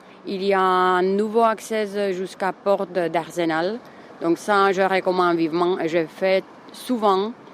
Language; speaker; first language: French; non-native, fluent; Czech